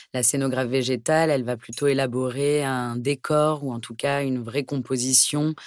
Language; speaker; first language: French; native; French